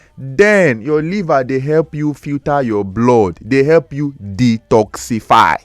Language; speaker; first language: Nigerian Pidgin; native; Nigerian Pidgin